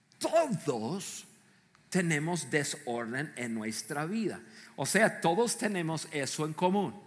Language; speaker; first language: Spanish; non-native, fluent; English